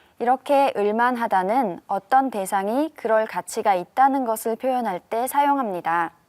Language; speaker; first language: Korean; native; Korean